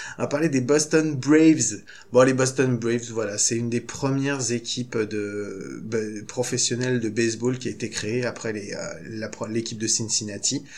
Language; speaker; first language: French; native; French